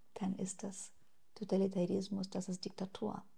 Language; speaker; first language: German; non-native, fluent; Russian